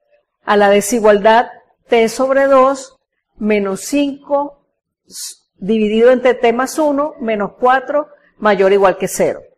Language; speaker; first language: Spanish; native; Spanish